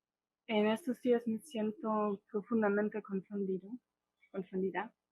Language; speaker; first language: Spanish; non-native, fluent; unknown